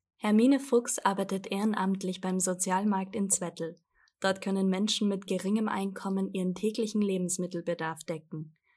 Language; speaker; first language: German; native; German